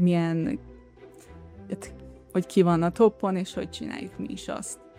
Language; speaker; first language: Hungarian; early bilingual, heritage; Hungarian